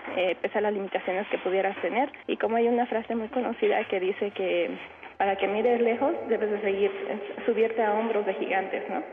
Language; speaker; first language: Spanish; native; Spanish